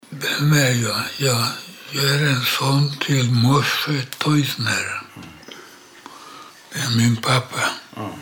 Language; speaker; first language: Swedish; non-native, learner; Polish